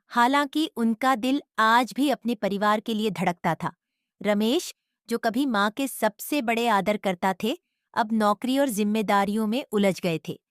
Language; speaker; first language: Hindi; native; Hindi